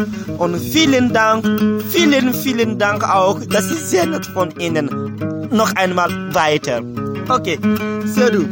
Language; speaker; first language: German; non-native, learner; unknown